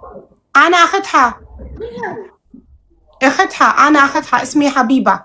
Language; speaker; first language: Arabic; non-native, fluent; Amharic